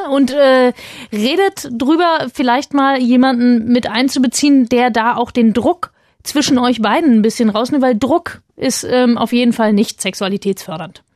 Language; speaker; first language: German; native; German